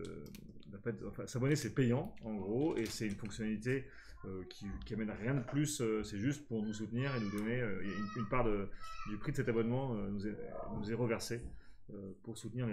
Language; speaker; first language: French; native; French